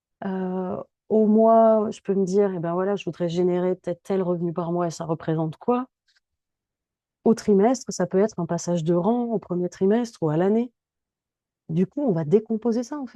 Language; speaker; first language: French; native; French